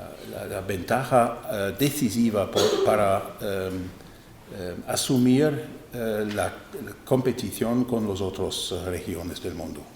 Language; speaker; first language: Spanish; non-native, fluent; German